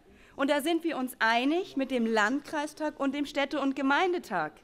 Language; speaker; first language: German; native; German